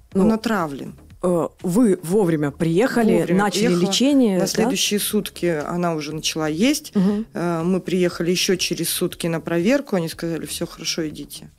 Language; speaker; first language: Russian; native; Russian